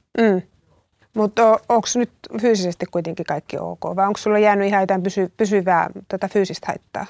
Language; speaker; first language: Finnish; native; Finnish